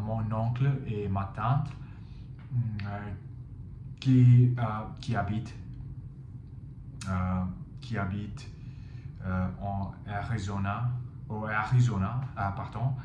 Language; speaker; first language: French; non-native, fluent; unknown